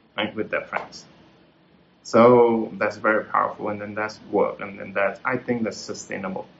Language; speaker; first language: English; non-native, fluent; Vietnamese